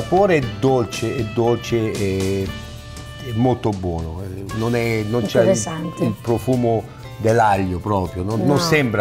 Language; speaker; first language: Italian; early bilingual, heritage; Italian